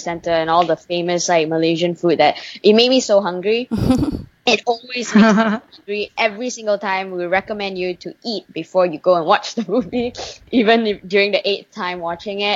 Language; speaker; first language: English; non-native, local second language; Chinese